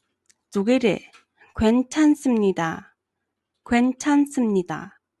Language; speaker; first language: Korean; non-native, fluent; Mongolian